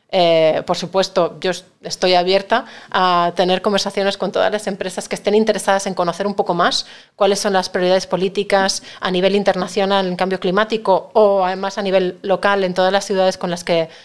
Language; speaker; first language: Spanish; native; Spanish